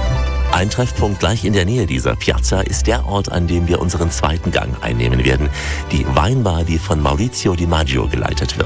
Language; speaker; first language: German; native; German